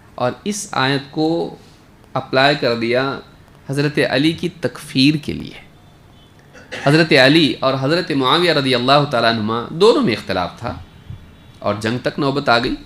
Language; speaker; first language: Urdu; native; Urdu